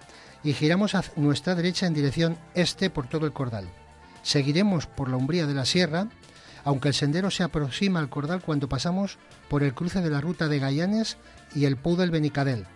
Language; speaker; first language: Spanish; native; Spanish